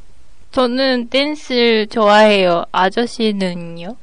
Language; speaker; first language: Korean; non-native, learner; Japanese